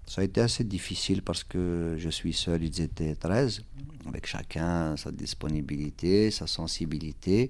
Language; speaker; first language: French; non-native, local second language; Kabyle